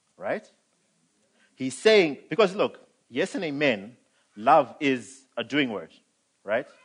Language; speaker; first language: English; non-native, local second language; Shona